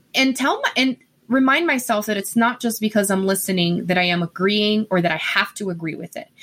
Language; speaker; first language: English; non-native, fluent; Portuguese